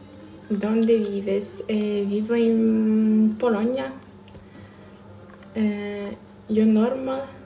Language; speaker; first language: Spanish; non-native, learner; Russian